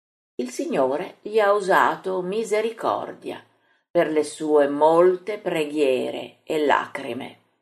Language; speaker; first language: Italian; native; Italian